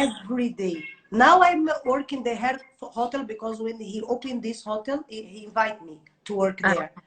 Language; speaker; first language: English; non-native, learner; Portuguese